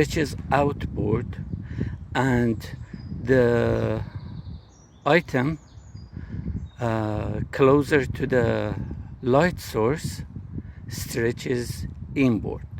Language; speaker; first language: English; non-native, fluent; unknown